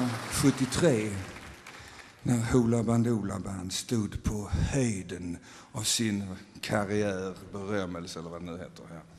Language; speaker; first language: Swedish; native; Swedish